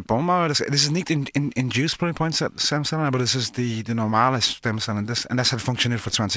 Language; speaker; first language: German; non-native, learner; English